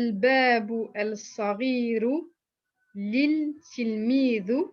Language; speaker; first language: Arabic; non-native, learner; French